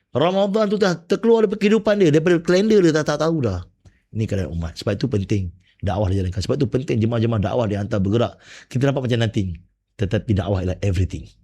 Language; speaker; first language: Malay; native; Malay